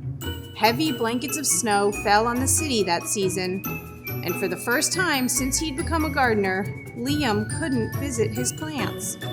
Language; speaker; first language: English; native; English